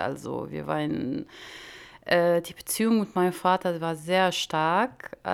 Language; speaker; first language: German; non-native, learner; Arabic